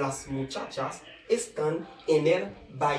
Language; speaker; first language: Spanish; non-native, fluent; Haitian Creole